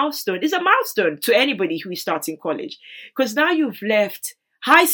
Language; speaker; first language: English; non-native, local second language; Yoruba